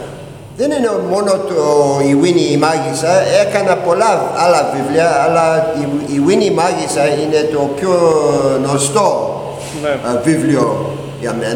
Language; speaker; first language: Greek; non-native, learner; English